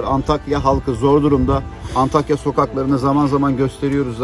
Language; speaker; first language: Turkish; native; Turkish